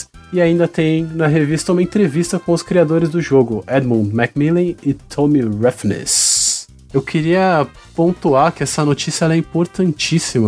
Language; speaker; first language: Portuguese; native; Portuguese